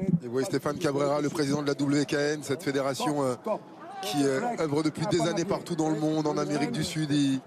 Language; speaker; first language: French; native; French